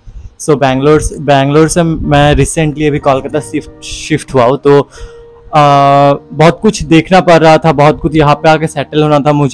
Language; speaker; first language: Hindi; non-native, local second language; Assamese